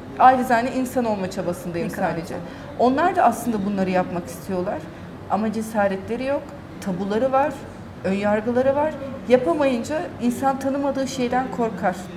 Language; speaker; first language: Turkish; early bilingual, heritage; Turkish